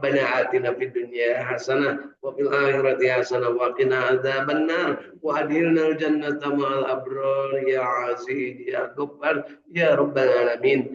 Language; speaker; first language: Indonesian; native; Indonesian